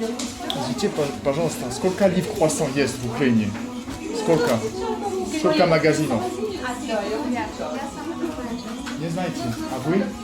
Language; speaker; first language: Russian; non-native, learner; French